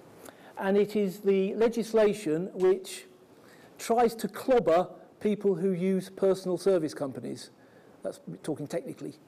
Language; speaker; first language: English; native; English